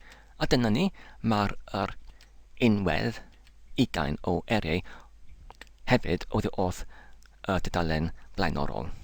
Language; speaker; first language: Welsh; non-native, learner; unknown